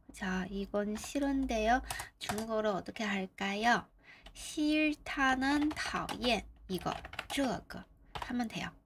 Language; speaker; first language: Korean; non-native, fluent; Chinese